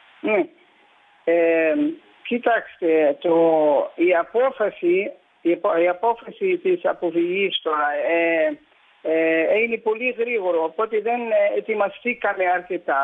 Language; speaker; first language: Greek; early bilingual, heritage; Greek